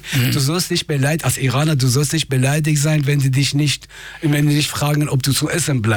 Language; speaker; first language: German; non-native, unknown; Persian